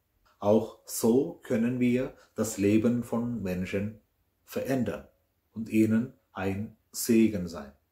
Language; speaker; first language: German; non-native, fluent; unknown